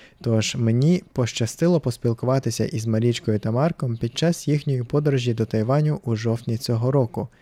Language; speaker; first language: Ukrainian; native; Ukrainian